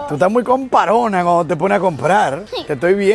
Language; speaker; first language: Spanish; native; Spanish